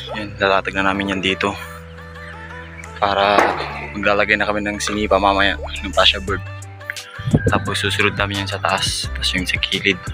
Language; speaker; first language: Filipino; non-native, local second language; Pangasinan